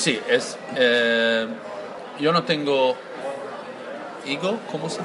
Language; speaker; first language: Spanish; non-native, learner; Croatian